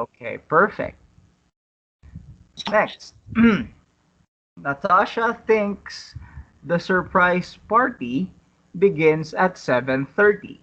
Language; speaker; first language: English; non-native, fluent; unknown